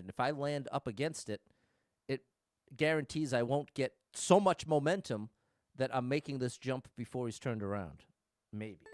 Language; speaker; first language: English; native; English